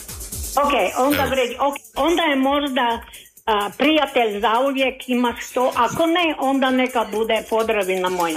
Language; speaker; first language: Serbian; early bilingual, heritage; Serbian